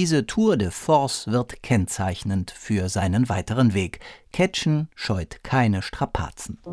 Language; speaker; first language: German; native; German